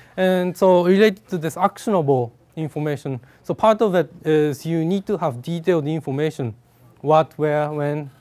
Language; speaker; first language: English; non-native, fluent; Japanese